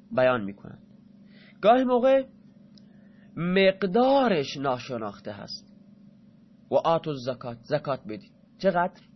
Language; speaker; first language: Persian; non-native, local second language; Baluchi